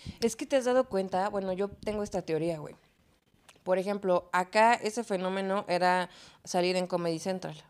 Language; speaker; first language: Spanish; native; Spanish